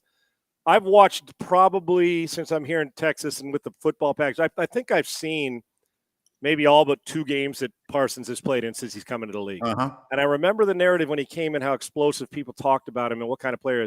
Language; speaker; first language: English; native; English